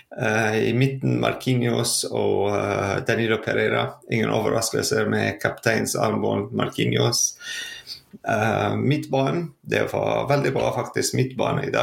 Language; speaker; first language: Norwegian; non-native, fluent; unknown